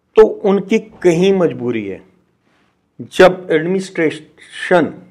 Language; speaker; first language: Hindi; native; Hindi